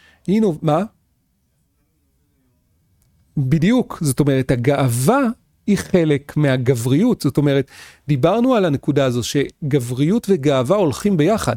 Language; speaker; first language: Hebrew; native; Hebrew